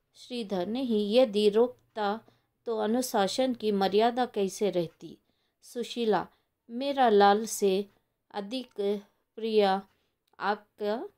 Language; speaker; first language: Hindi; non-native, local second language; Kannada